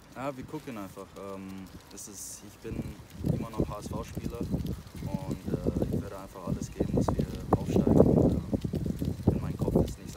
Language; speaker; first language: German; non-native, fluent; English